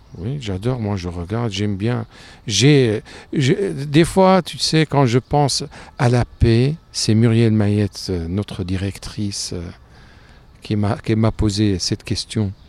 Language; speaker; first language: French; non-native, fluent; Arabic